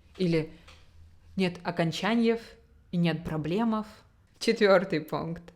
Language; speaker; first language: Russian; native; Russian